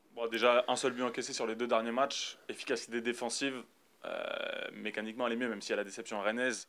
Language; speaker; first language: French; native; French